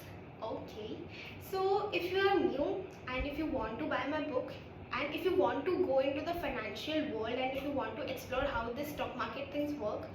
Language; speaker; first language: English; non-native, local second language; Hindi